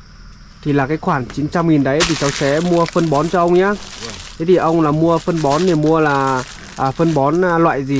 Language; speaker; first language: Vietnamese; native; Vietnamese